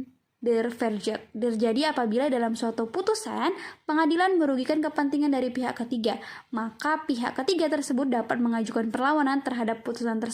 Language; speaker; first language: Indonesian; native; Indonesian